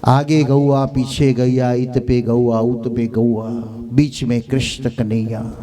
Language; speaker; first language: Hindi; non-native, local second language; Gujarati